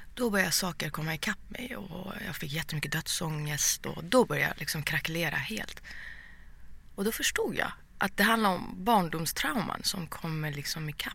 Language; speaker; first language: Swedish; early bilingual, other home language; Persian